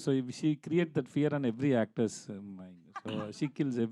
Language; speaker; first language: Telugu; non-native, learner; Tamil